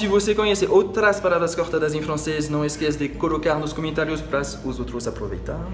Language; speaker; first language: Portuguese; non-native, fluent; French